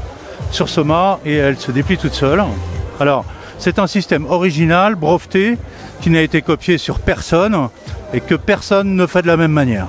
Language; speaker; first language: French; native; French